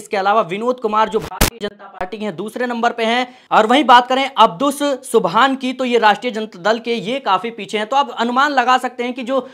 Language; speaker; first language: Hindi; native; Hindi